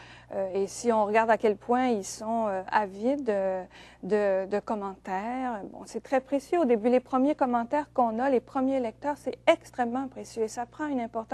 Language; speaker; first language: French; native; French